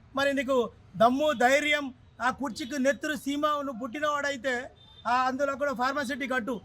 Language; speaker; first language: Telugu; non-native, local second language; Lambadi